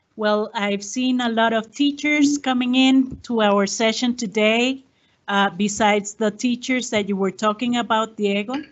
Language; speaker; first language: English; non-native, fluent; Spanish